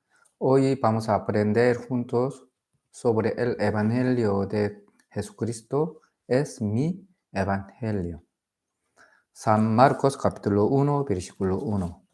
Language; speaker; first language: Spanish; non-native, learner; Korean